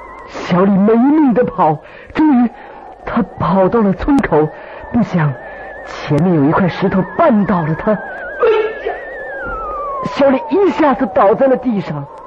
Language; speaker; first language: Chinese; native; Chinese